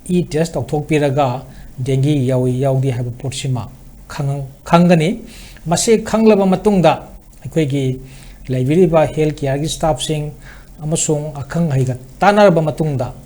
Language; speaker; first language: Manipuri; native; Manipuri